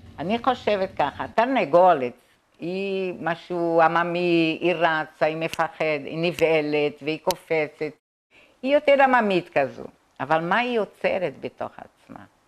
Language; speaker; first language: Hebrew; non-native, fluent; Portuguese